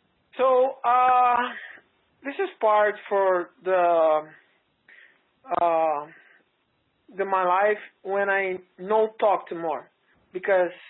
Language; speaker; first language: English; non-native, learner; Portuguese